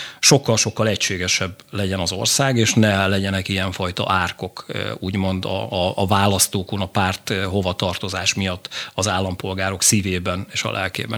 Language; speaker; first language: Hungarian; native; Hungarian